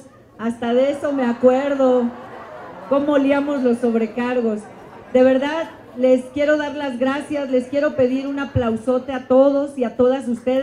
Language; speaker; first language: Spanish; native; Spanish